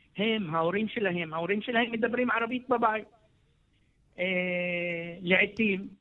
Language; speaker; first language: Hebrew; non-native, local second language; Arabic